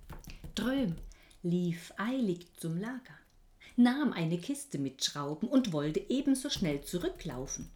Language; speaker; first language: German; native; German